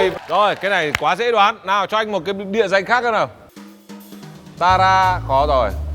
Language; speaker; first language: Vietnamese; native; Vietnamese